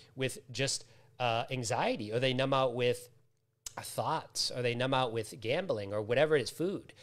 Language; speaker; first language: English; native; English